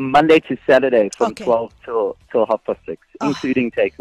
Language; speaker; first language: English; native; English